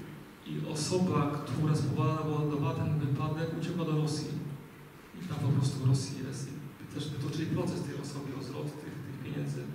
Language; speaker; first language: Polish; native; Polish